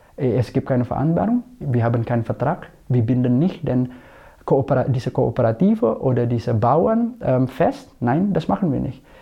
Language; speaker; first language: German; non-native, fluent; Indonesian